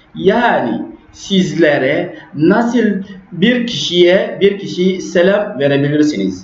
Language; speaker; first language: Turkish; non-native, learner; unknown